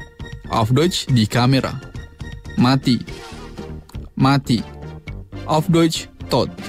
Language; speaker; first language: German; non-native, fluent; Indonesian